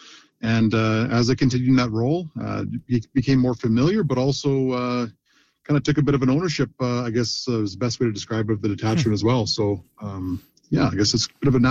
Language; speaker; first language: English; native; English